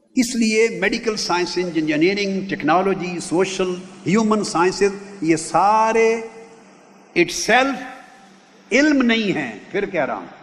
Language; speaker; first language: Urdu; non-native, local second language; Punjabi